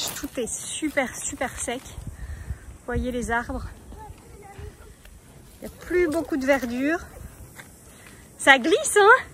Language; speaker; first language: French; native; French